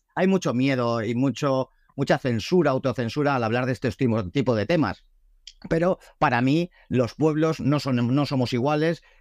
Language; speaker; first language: Spanish; native; Spanish